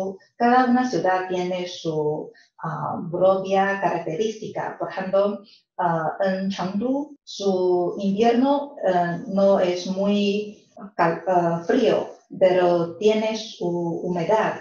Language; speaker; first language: Spanish; non-native, fluent; Chinese